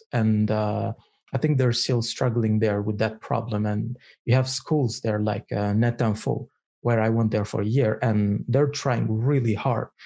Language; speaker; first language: English; non-native, fluent; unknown